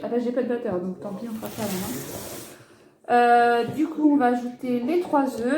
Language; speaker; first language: French; native; French